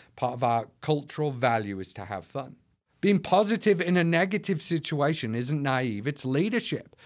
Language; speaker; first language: English; native; English